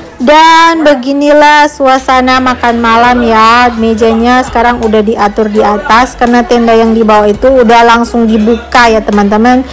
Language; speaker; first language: Indonesian; native; Indonesian